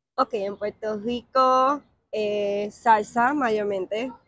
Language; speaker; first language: Spanish; native; Spanish